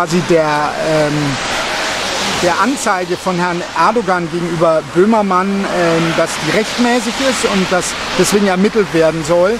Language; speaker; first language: German; native; German